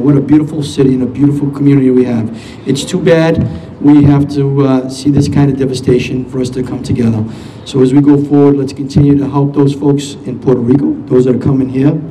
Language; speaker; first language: English; native; English